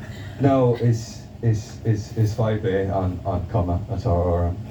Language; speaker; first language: Irish; non-native, local second language; English